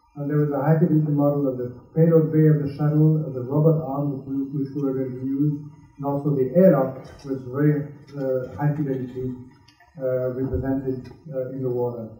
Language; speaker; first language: English; non-native, fluent; French